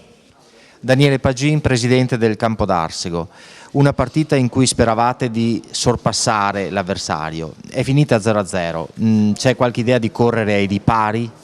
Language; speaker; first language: Italian; native; Italian